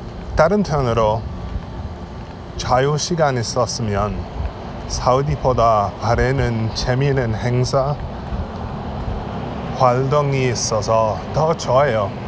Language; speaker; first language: Korean; non-native, learner; English